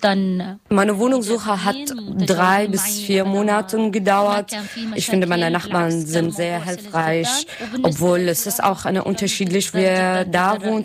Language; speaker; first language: German; non-native, learner; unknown